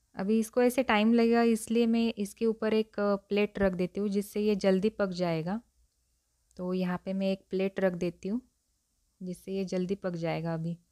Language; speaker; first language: Hindi; non-native, local second language; Marathi